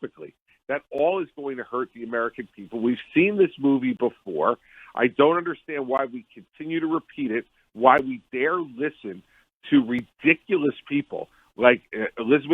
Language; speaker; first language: English; native; English